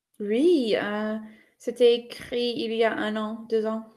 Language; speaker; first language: French; non-native, fluent; English